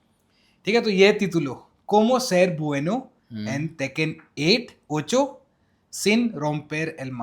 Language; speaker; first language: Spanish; non-native, learner; Hindi